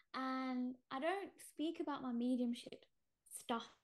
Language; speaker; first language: English; native; English